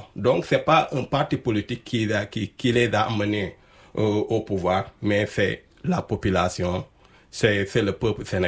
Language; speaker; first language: French; non-native, local second language; Wolof